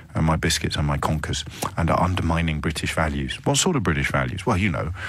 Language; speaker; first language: English; native; English